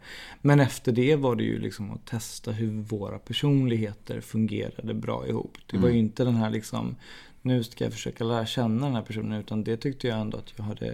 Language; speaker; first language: Swedish; native; Swedish